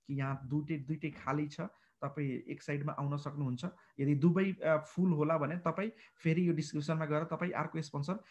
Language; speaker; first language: Nepali; non-native, local second language; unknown